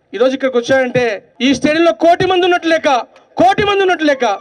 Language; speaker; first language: Telugu; native; Telugu